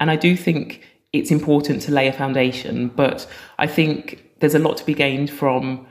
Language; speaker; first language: English; native; English